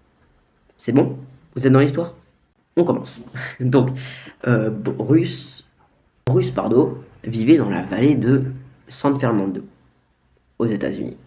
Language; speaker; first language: French; native; French